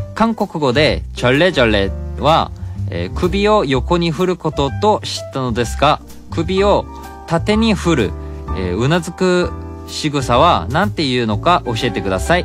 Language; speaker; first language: Japanese; non-native, fluent; Korean